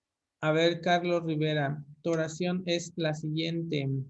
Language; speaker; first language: Spanish; native; Spanish